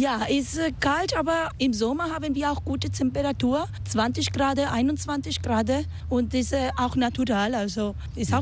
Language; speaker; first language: German; non-native, learner; Spanish